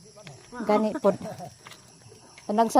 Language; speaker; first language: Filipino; non-native, local second language; Cebuano